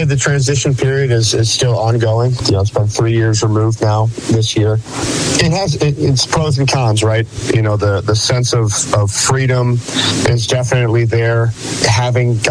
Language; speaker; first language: English; native; English